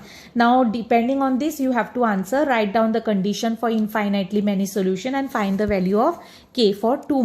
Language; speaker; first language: English; non-native, local second language; Konkani